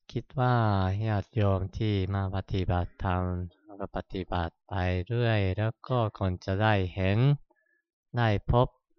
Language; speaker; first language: Thai; non-native, fluent; Japanese